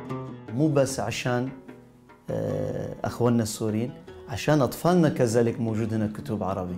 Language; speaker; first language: Arabic; non-native, local second language; Turkish